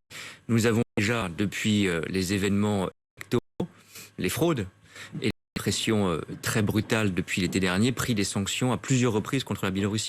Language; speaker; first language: French; native; French